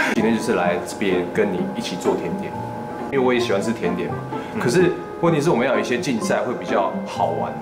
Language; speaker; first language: Chinese; native; Chinese